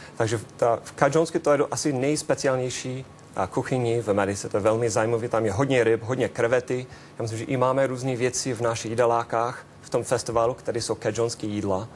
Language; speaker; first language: Czech; non-native, fluent; English